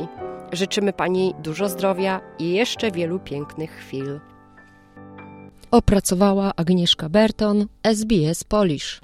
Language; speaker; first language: Polish; native; Polish